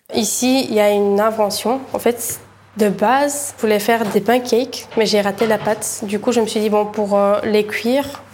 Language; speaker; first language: French; early bilingual, other home language; Bulgarian